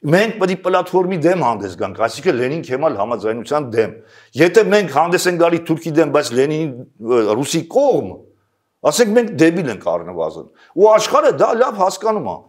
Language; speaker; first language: Armenian; native; Armenian